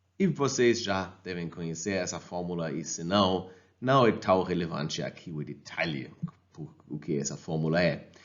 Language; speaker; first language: Portuguese; non-native, fluent; German